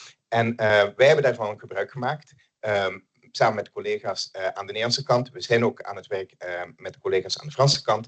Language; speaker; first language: Dutch; native; Dutch